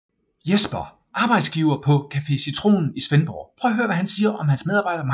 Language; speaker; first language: Danish; native; Danish